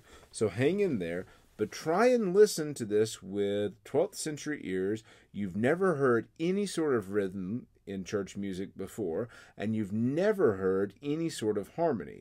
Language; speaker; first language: English; native; English